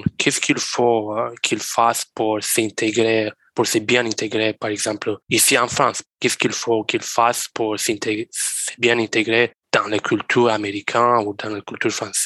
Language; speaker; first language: French; non-native, learner; Romanian